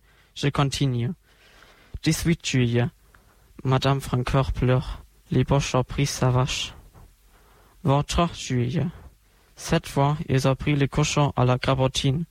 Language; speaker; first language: French; non-native, learner; German